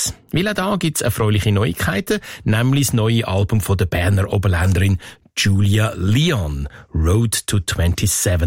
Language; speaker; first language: German; native; German